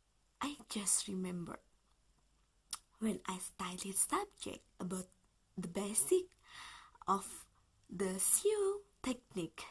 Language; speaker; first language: English; non-native, learner; Indonesian